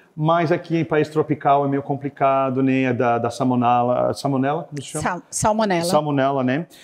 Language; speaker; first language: Portuguese; non-native, fluent; English